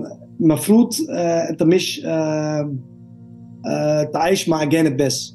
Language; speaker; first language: Arabic; non-native, learner; Dutch